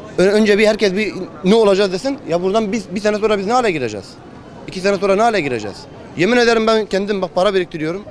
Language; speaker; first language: Turkish; native; Turkish